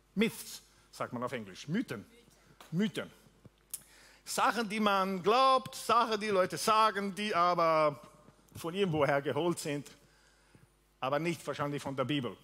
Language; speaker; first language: German; non-native, fluent; Italian